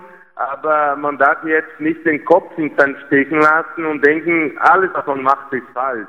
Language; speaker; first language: German; non-native, fluent; Portuguese